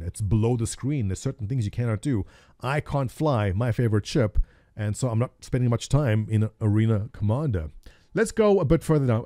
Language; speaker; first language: English; native; English